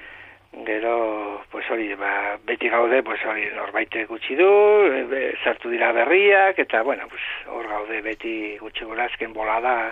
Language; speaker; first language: Basque; non-native, local second language; Spanish